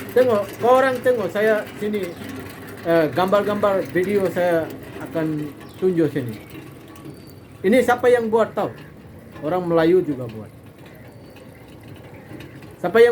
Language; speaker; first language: Indonesian; non-native, fluent; Bangla